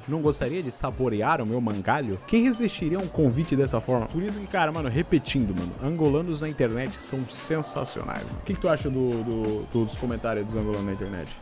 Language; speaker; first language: Portuguese; native; Portuguese